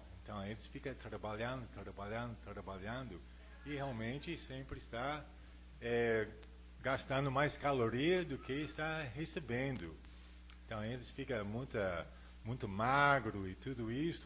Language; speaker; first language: Portuguese; non-native, fluent; English